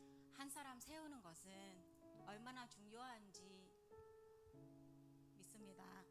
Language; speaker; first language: Korean; non-native, learner; Vietnamese